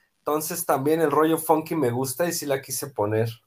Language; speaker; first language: Spanish; native; Spanish